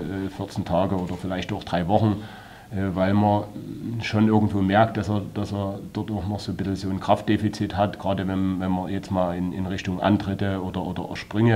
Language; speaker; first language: German; native; German